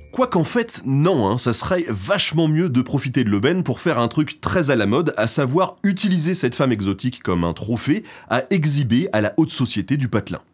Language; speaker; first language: French; native; French